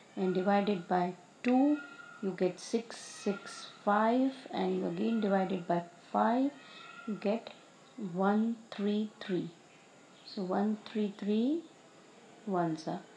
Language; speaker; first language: English; non-native, local second language; Hindi